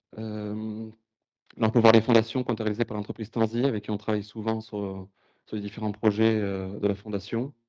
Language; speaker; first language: French; native; French